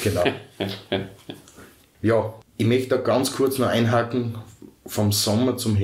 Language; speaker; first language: German; native; German